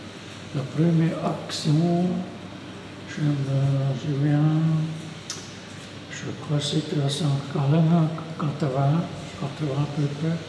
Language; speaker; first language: French; non-native, local second language; German